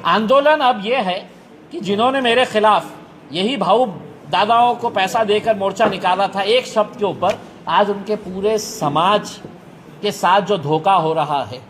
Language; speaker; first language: Hindi; non-native, local second language; Marathi